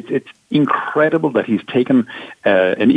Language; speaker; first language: English; native; English